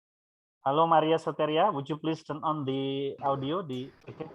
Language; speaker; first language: English; non-native, fluent; Indonesian